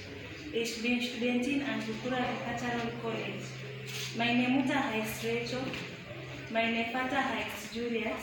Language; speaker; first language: German; non-native, learner; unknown